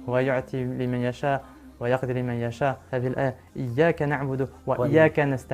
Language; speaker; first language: Arabic; non-native, learner; French